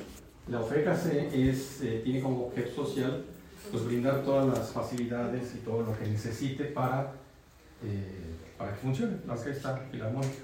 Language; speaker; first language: Spanish; native; Spanish